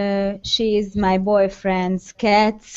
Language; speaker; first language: English; non-native, learner; Hungarian